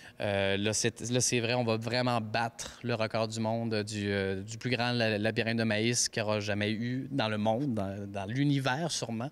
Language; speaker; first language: French; native; French